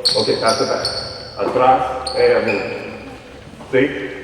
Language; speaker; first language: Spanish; early bilingual, heritage; Spanish